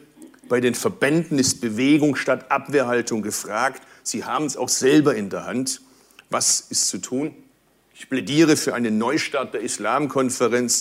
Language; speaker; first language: German; early bilingual, other home language; Turkish